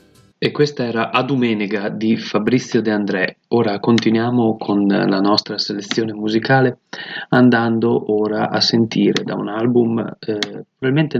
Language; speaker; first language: Italian; native; Italian